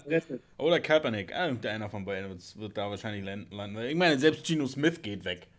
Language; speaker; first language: German; native; German